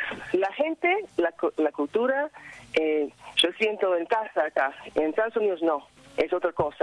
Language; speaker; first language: Spanish; non-native, fluent; English